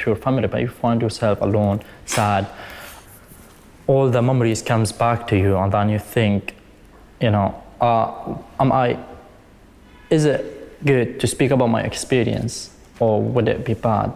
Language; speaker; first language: English; non-native, learner; Arabic